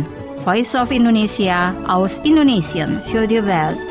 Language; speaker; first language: German; non-native, fluent; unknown